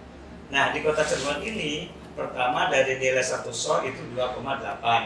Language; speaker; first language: Indonesian; native; Indonesian